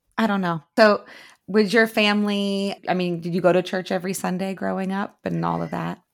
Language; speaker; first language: English; native; English